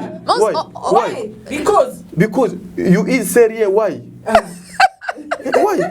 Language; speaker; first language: English; non-native, learner; Lingala